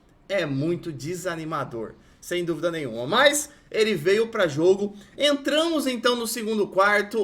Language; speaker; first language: Portuguese; native; Portuguese